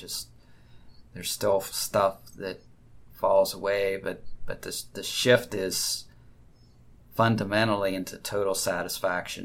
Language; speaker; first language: English; native; English